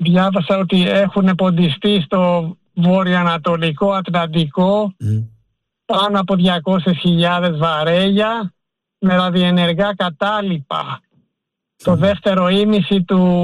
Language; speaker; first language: Greek; native; Greek